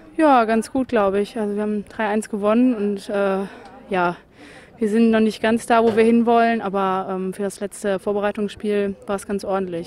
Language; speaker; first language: German; native; German